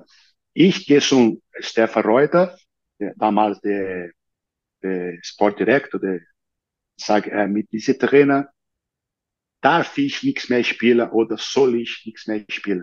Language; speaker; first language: German; non-native, fluent; Portuguese